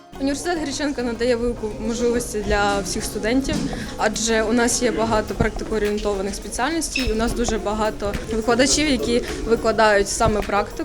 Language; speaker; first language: Ukrainian; native; Ukrainian